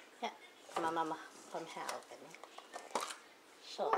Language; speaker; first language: Dutch; non-native, learner; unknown